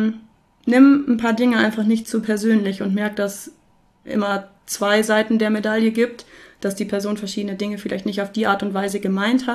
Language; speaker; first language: German; native; German